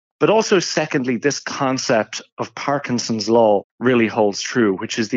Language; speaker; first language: English; native; English